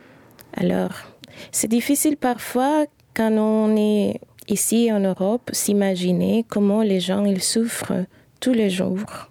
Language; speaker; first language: French; non-native, fluent; Spanish